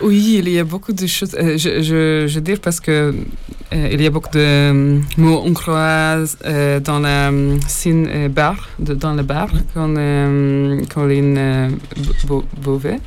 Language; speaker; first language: French; non-native, learner; Hungarian